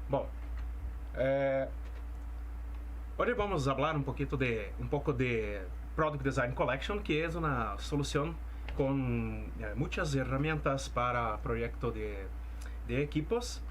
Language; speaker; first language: Spanish; non-native, fluent; Portuguese